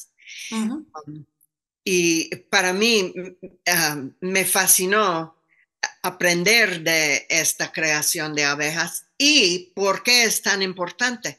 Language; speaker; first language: Spanish; non-native, fluent; English